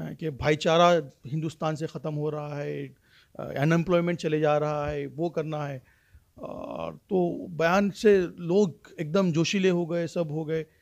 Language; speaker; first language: Hindi; non-native, local second language; Urdu